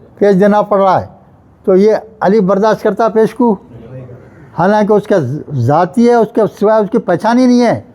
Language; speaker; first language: Urdu; native; Urdu